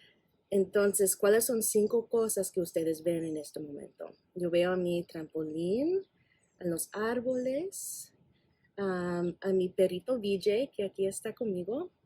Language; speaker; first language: Spanish; non-native, fluent; English